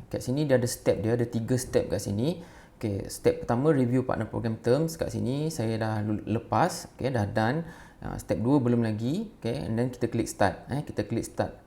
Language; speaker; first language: Malay; native; Malay